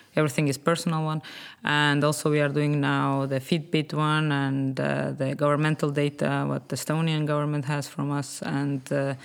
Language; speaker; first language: English; non-native, fluent; Estonian